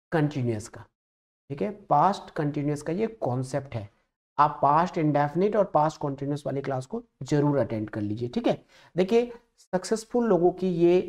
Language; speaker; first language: Hindi; native; Hindi